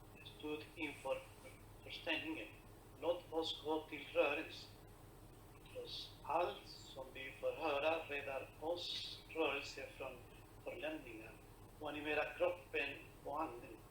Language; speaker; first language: Swedish; non-native, fluent; Spanish